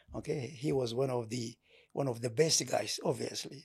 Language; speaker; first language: English; non-native, local second language; Amharic